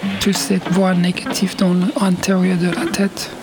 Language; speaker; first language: French; non-native, fluent; English